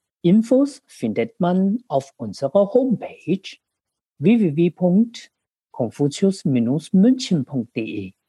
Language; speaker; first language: German; non-native, learner; Chinese